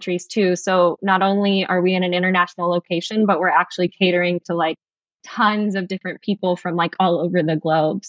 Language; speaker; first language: English; native; English